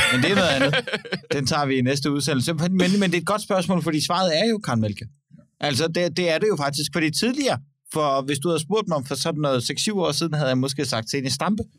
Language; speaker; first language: Danish; native; Danish